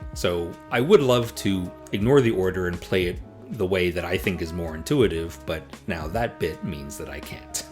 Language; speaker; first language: English; native; English